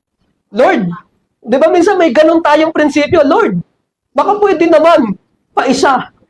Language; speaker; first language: Filipino; native; Filipino